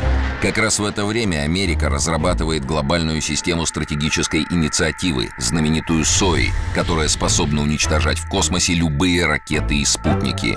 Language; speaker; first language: Russian; native; Russian